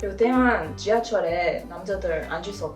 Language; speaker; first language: Korean; non-native, fluent; English